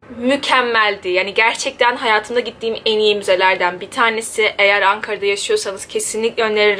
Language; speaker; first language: Turkish; native; Turkish